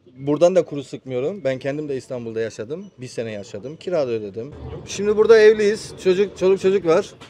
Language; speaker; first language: Turkish; early bilingual, heritage; Turkish